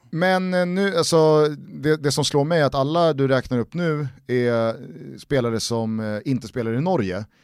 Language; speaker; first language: Swedish; native; Swedish